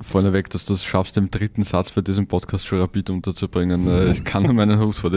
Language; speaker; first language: German; native; German